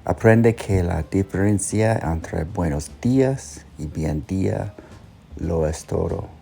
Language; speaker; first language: Spanish; non-native, learner; English